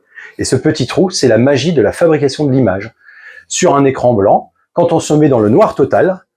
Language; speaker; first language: French; native; French